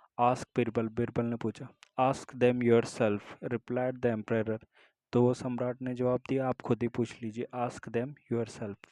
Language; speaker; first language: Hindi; native; Hindi